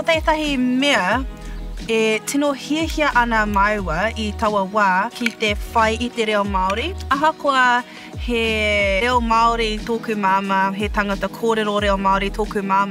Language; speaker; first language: Māori; non-native, local second language; English